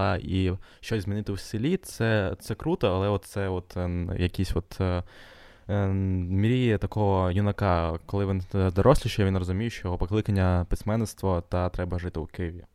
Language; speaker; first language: Ukrainian; non-native, local second language; Russian